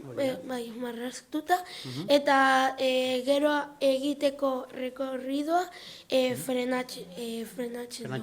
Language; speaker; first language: Basque; non-native, local second language; Spanish